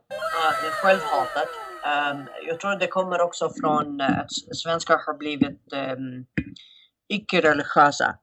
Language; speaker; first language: Swedish; non-native, fluent; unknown